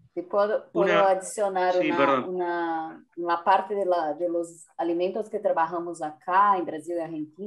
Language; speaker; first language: Spanish; non-native, learner; Portuguese